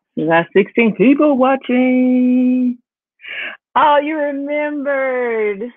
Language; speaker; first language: English; native; English